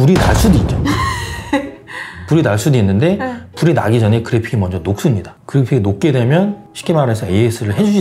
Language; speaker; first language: Korean; native; Korean